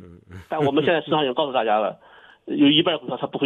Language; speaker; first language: Chinese; native; Chinese